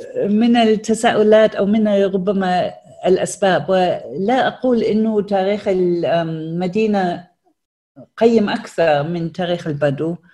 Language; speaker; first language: Arabic; non-native, fluent; German